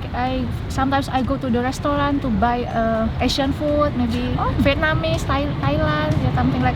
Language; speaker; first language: English; non-native, learner; Indonesian